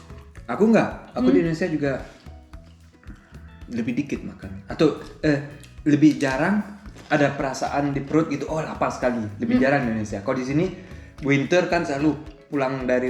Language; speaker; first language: Indonesian; early bilingual, heritage; German